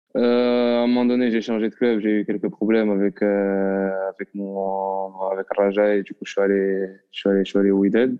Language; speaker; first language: French; non-native, local second language; Arabic